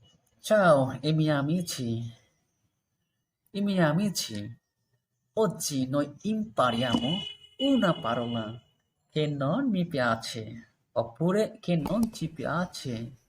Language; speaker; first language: Italian; non-native, learner; Bangla